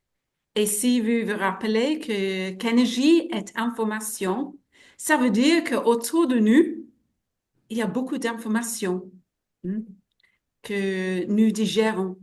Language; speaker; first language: French; non-native, fluent; English